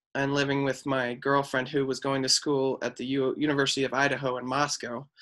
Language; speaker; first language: English; native; English